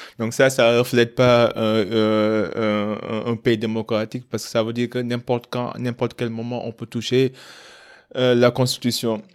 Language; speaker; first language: French; non-native, local second language; Wolof